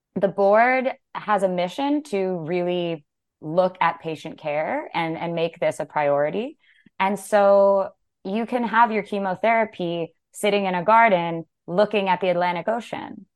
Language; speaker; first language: English; native; English